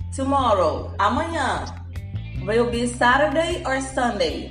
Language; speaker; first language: English; non-native, fluent; Portuguese